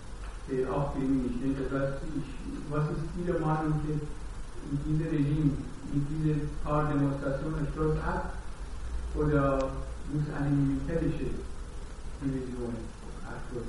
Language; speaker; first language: German; non-native, learner; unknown